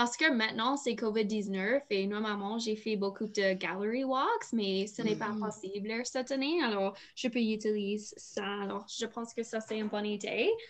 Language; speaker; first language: French; non-native, learner; English